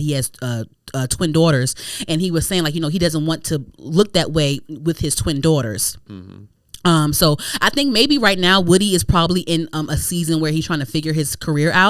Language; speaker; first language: English; native; English